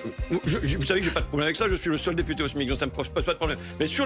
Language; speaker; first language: French; native; French